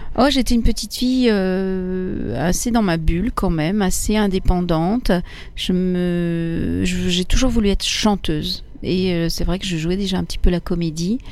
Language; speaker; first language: French; early bilingual, other home language; Italian